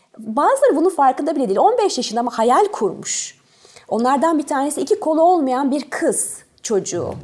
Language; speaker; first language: Turkish; early bilingual, other home language; French